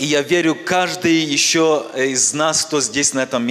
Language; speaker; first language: Polish; non-native, learner; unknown